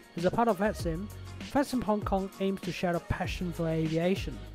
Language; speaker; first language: English; non-native, local second language; Cantonese